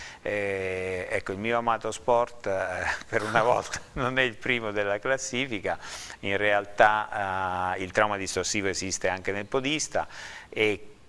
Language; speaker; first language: Italian; native; Italian